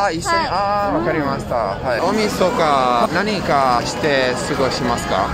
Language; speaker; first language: Japanese; non-native, learner; English